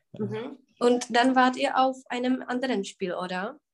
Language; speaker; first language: German; non-native, fluent; Czech